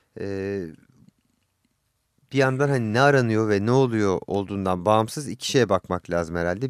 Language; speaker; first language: Turkish; native; Turkish